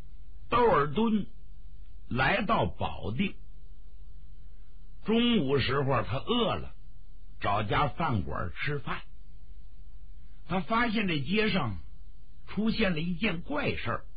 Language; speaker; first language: Chinese; native; Chinese